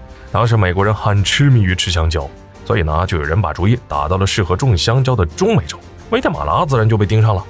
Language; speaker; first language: Chinese; native; Chinese